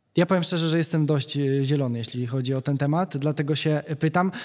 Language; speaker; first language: Polish; native; Polish